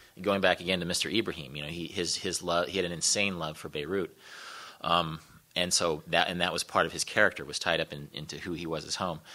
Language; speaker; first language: English; native; English